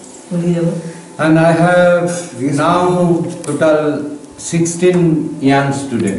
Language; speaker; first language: English; non-native, local second language; Bangla